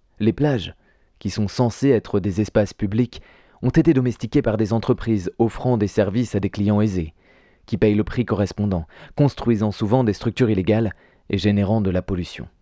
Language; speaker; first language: French; native; French